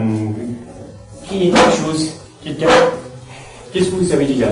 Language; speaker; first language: French; non-native, fluent; English